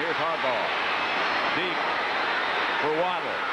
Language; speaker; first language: English; native; English